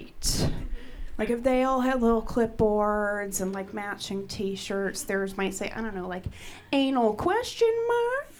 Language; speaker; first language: English; native; English